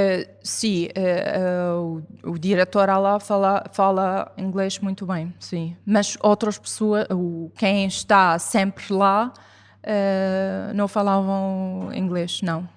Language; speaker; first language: Portuguese; non-native, fluent; Arabic